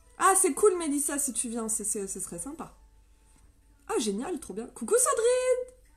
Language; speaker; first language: French; native; French